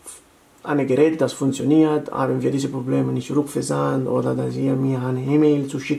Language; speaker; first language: German; non-native, fluent; Italian